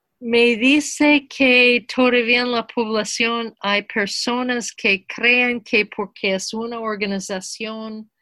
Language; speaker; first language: Spanish; non-native, fluent; English